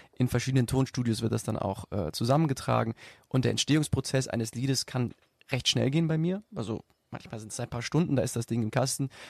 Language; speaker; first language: German; native; German